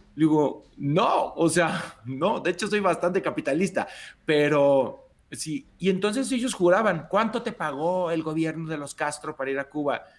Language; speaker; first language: Spanish; native; Spanish